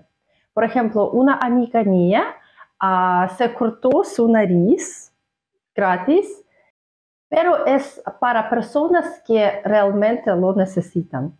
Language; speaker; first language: Spanish; non-native, fluent; Russian